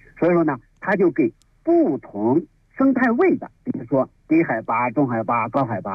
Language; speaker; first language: Chinese; native; Chinese